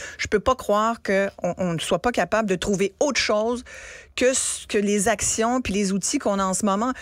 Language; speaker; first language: French; native; French